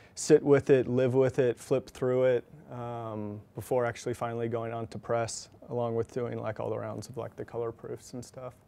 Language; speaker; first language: English; native; English